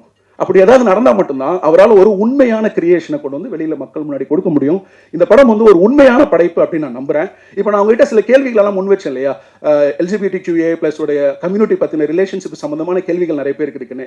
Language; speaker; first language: Tamil; native; Tamil